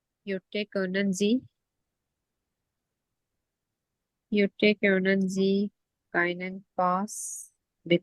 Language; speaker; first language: German; non-native, learner; Urdu